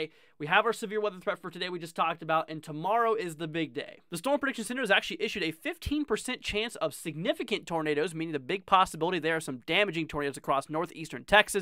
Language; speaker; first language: English; native; English